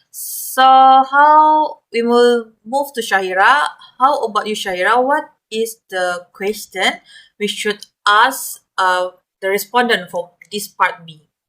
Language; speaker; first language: English; non-native, learner; Malay